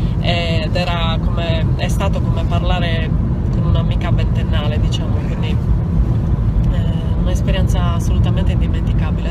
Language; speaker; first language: Italian; native; Italian